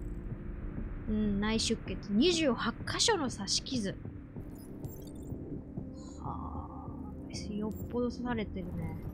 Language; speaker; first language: Japanese; native; Japanese